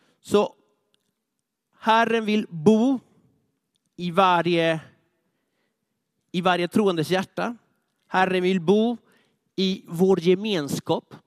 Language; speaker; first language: Swedish; non-native, fluent; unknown